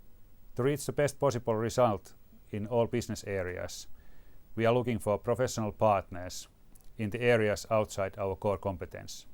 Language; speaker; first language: English; non-native, fluent; Finnish